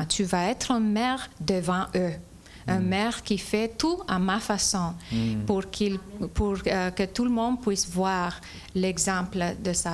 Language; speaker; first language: French; non-native, fluent; English